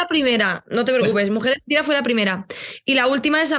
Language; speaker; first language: Spanish; native; Spanish